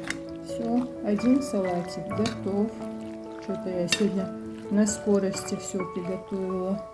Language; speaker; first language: Russian; non-native, local second language; Chechen